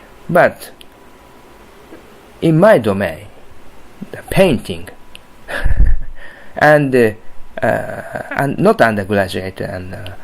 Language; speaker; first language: English; non-native, learner; Japanese